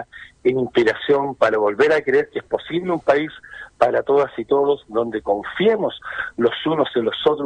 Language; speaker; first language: Spanish; native; Spanish